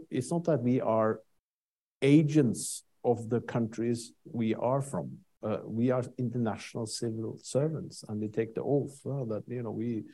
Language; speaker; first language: English; non-native, fluent; Norwegian